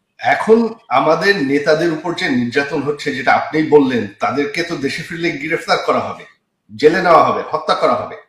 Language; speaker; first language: Bangla; early bilingual, heritage; Bangla